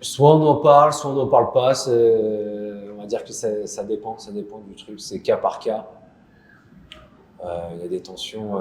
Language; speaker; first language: French; native; French